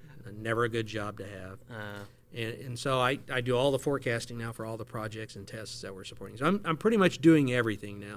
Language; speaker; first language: English; native; English